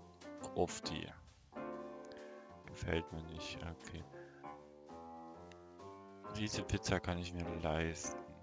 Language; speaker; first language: German; native; German